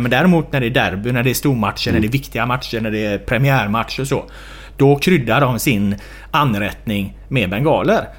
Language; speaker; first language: Swedish; native; Swedish